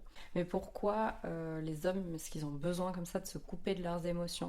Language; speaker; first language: French; native; French